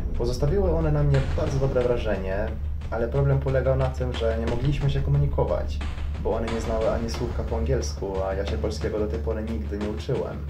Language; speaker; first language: Polish; non-native, fluent; Croatian